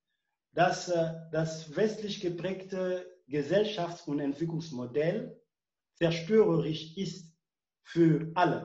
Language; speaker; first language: German; non-native, fluent; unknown